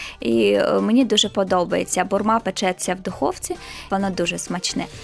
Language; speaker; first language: Ukrainian; non-native, local second language; Crimean Tatar